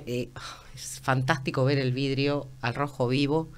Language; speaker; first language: Spanish; native; Spanish